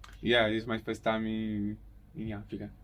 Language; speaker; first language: English; non-native, learner; Portuguese